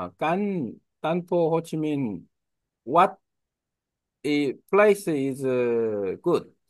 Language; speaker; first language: English; non-native, learner; Korean